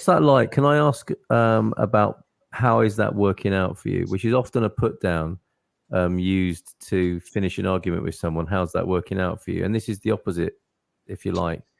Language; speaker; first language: English; native; English